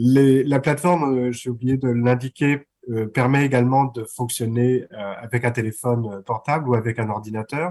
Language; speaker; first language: French; native; French